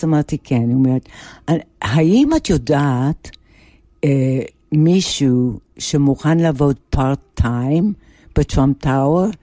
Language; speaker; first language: Hebrew; non-native, fluent; English